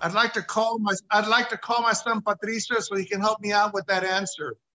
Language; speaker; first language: English; early bilingual, other home language; Spanish